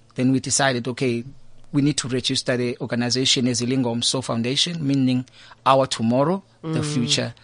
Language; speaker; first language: English; non-native, local second language; Zulu